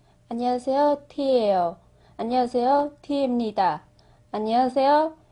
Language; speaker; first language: Korean; non-native, learner; Vietnamese